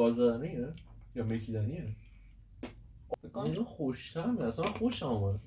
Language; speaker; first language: Persian; native; Persian